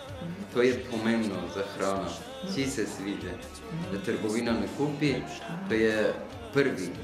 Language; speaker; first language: Slovenian; non-native, learner; Persian